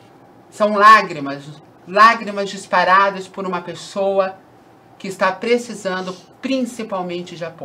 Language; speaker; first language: Portuguese; native; Portuguese